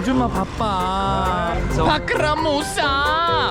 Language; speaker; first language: Korean; native; Korean